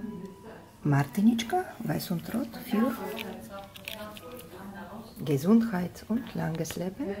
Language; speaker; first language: German; non-native, learner; Bulgarian